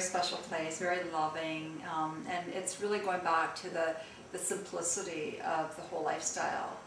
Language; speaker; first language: English; early bilingual, other home language; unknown